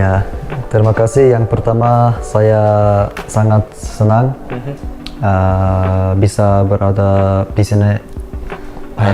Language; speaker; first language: Indonesian; non-native, learner; Turkish